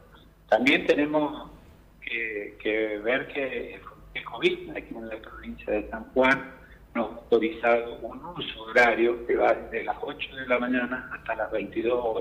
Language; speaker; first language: Spanish; native; Spanish